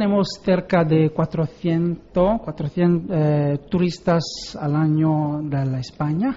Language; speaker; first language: Spanish; non-native, learner; Italian